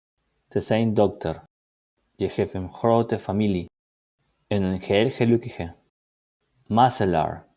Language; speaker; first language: Dutch; non-native, learner; Spanish